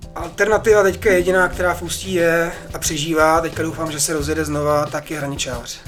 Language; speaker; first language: Czech; native; Czech